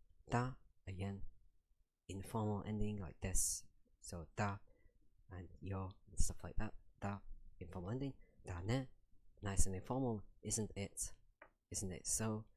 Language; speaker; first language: English; native; English